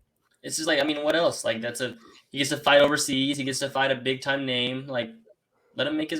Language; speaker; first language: English; native; English